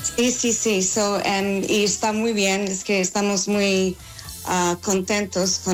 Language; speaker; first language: Spanish; non-native, learner; English